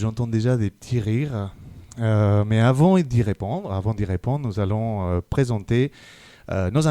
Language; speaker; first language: French; native; French